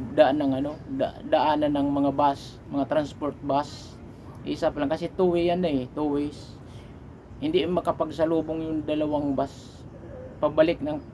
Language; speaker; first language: Filipino; non-native, local second language; Bikol